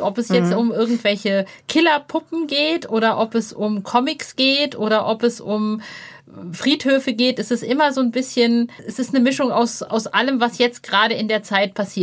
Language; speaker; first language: German; native; German